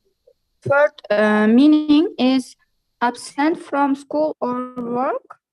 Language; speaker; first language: English; non-native, learner; Russian